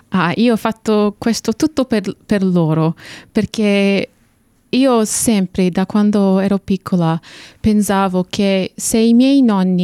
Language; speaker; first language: Italian; non-native, fluent; English